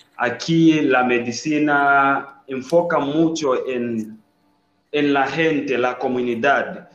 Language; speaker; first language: Spanish; non-native, learner; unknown